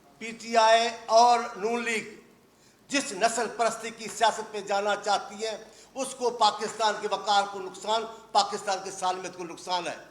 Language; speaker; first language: Urdu; non-native, local second language; Sindhi